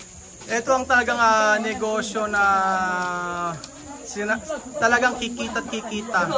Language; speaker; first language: Filipino; native; Filipino